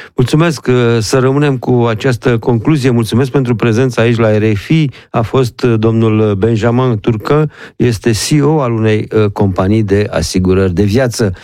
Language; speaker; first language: Romanian; native; Romanian